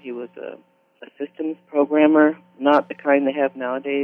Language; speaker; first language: English; native; English